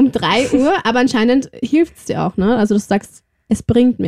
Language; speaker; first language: German; native; German